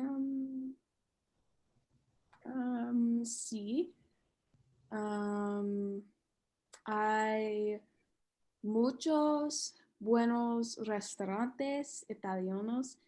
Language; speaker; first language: Spanish; non-native, learner; English